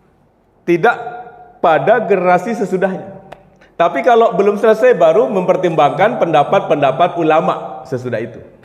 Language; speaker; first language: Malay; non-native, local second language; Javanese